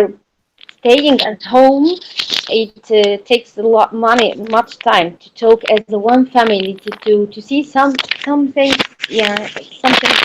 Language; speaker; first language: English; non-native, learner; Arabic